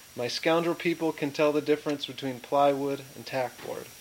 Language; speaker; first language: English; native; English